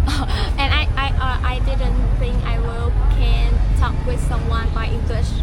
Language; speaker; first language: English; non-native, learner; Vietnamese